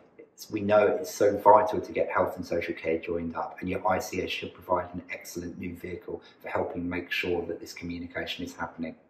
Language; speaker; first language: English; native; English